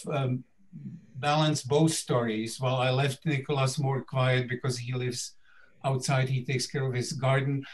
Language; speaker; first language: English; non-native, fluent; Czech